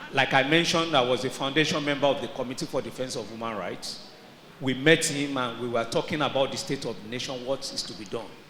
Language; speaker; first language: English; non-native, local second language; Yoruba